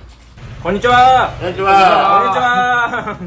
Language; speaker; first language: Japanese; native; Japanese